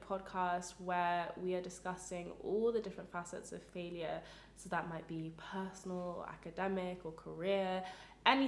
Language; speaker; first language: English; native; English